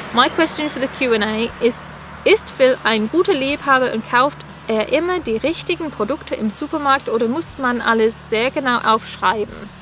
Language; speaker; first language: German; non-native, fluent; English